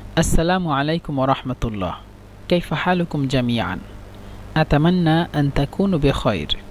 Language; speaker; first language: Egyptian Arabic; non-native, learner; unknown